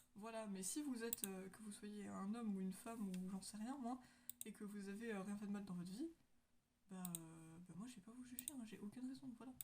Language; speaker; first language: French; native; French